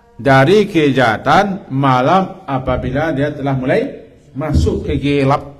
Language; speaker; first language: Malay; non-native, local second language; Minangkabau